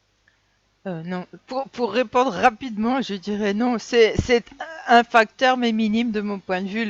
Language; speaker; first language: French; native; French